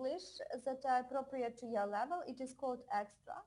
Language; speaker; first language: English; non-native, fluent; Russian